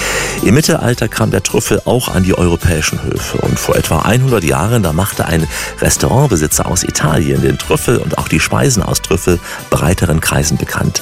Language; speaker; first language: German; native; German